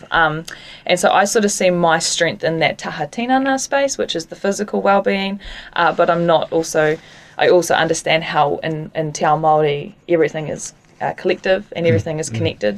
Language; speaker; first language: English; native; English